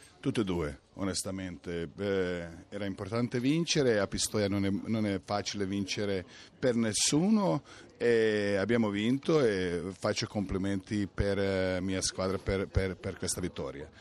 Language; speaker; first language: Italian; non-native, fluent; Croatian